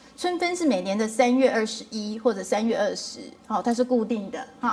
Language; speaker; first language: Chinese; native; Chinese